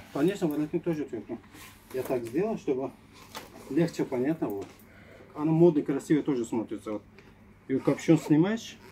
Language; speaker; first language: Russian; non-native, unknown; Turkish